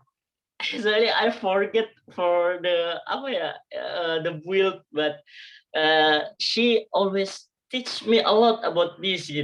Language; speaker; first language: English; non-native, learner; Indonesian